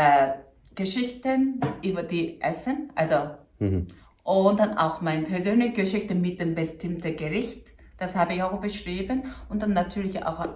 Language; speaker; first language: German; non-native, fluent; Korean